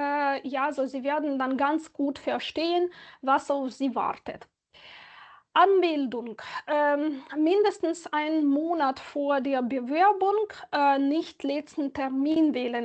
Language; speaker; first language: German; non-native, fluent; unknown